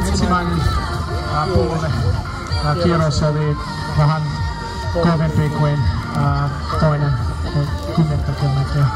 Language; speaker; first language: Finnish; non-native, learner; English